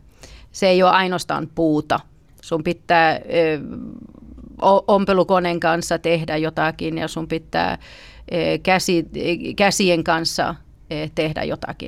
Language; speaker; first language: Finnish; early bilingual, heritage; Finnish